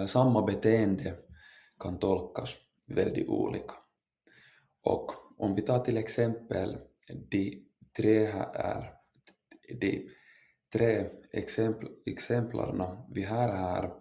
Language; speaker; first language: Swedish; non-native, local second language; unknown